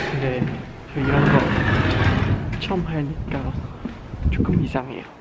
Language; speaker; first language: Korean; non-native, learner; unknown